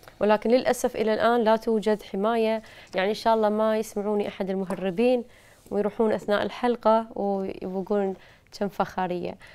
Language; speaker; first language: Arabic; native; Arabic